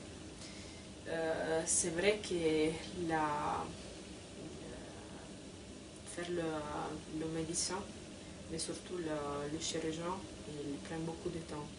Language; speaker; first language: French; non-native, fluent; Italian